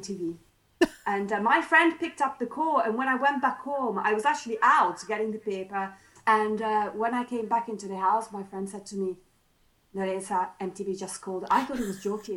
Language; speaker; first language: English; non-native, fluent; Italian